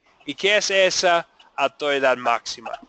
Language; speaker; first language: Spanish; non-native, fluent; English